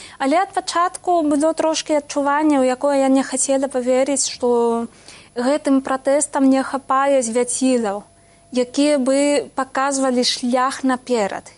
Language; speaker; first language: Belarusian; non-native, fluent; Spanish